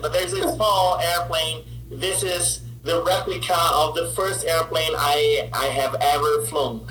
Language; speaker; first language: English; non-native, fluent; Portuguese